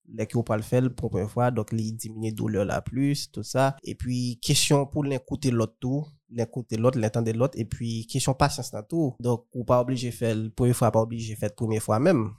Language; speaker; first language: French; non-native, local second language; Haitian Creole